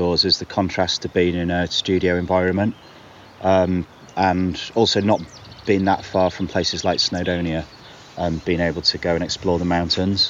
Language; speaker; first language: English; native; English